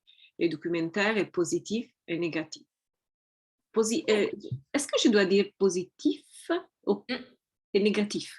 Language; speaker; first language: French; non-native, fluent; Italian